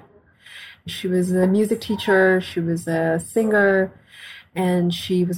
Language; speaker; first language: English; non-native, local second language; Tamil